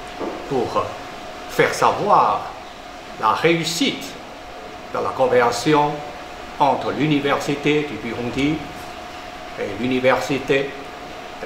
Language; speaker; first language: French; non-native, fluent; Chinese